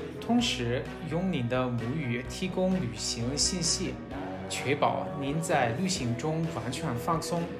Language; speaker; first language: Chinese; non-native, fluent; English